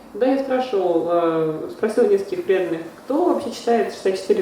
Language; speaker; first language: Russian; native; Russian